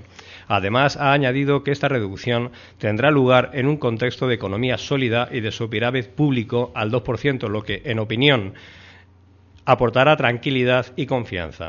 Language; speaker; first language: Spanish; native; Spanish